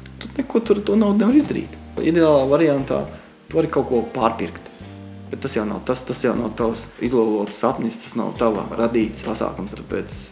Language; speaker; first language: Latvian; native; Latvian